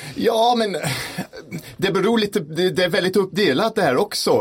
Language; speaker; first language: Swedish; non-native, fluent; English